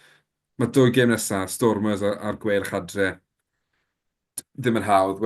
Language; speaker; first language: Welsh; native; Welsh